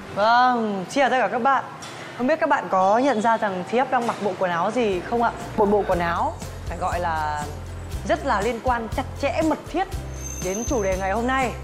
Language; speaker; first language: Vietnamese; native; Vietnamese